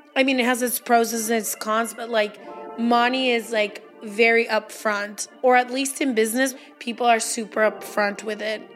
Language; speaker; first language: English; early bilingual, heritage; Spanish